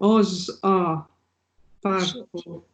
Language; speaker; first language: Hungarian; non-native, learner; French